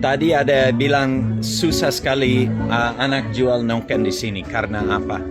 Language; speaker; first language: Indonesian; non-native, fluent; English